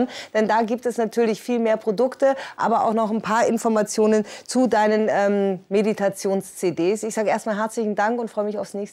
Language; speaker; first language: German; native; German